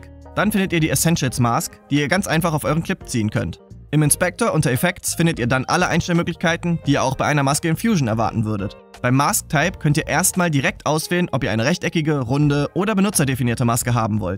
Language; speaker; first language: German; native; German